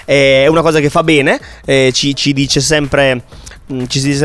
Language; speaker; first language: Italian; native; Italian